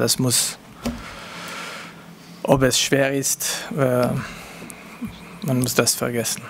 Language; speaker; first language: German; non-native, local second language; French